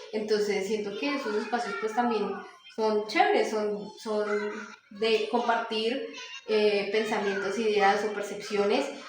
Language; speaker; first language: Spanish; native; Spanish